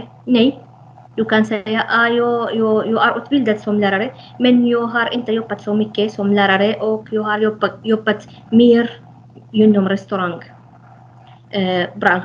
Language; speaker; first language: Swedish; non-native, fluent; Arabic